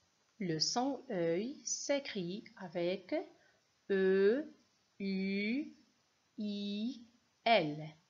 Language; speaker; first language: French; non-native, local second language; Arabic